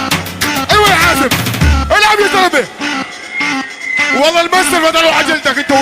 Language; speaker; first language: Arabic; native; Arabic